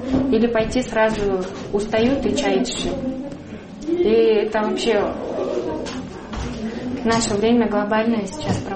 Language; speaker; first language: Russian; non-native, local second language; Kyrgyz